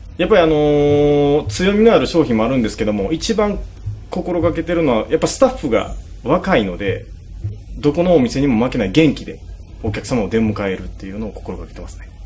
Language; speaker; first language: Japanese; native; Japanese